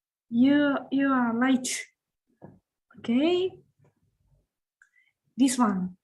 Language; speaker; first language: English; non-native, learner; Japanese